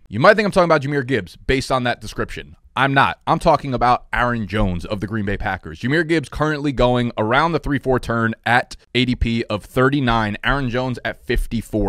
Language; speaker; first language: English; native; English